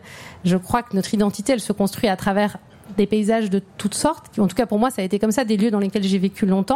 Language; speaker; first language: French; native; French